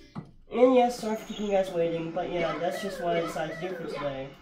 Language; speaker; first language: English; native; English